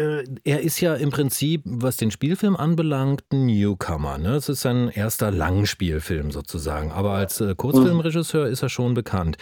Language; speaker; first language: German; native; German